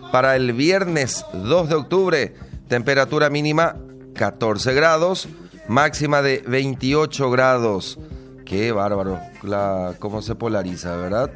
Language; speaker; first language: Spanish; native; Spanish